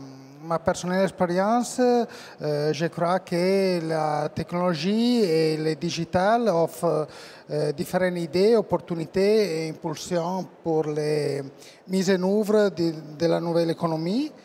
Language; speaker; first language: French; non-native, learner; Italian